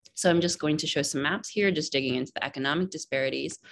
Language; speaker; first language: English; native; English